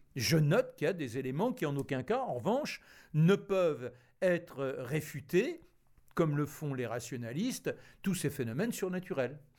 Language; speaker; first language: French; native; French